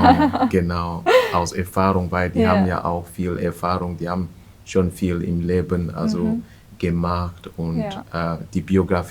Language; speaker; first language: German; non-native, fluent; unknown